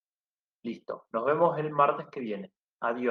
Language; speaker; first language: Spanish; native; Spanish